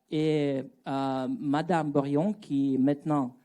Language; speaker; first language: French; non-native, fluent; Russian